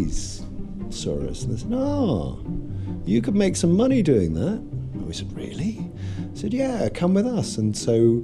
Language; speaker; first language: English; native; English